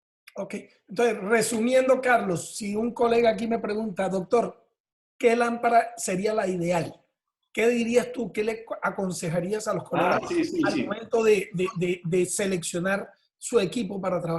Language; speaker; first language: Spanish; native; Spanish